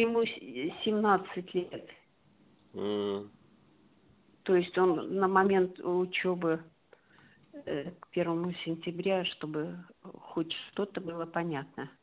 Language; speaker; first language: Russian; native; Russian